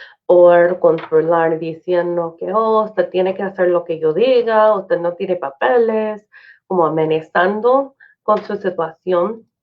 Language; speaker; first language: Spanish; non-native, fluent; English